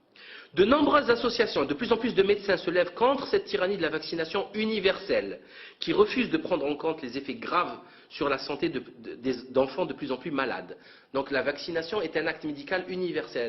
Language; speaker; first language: French; native; French